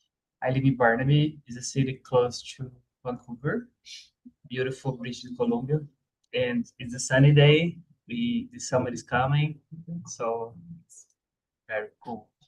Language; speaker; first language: English; non-native, fluent; Portuguese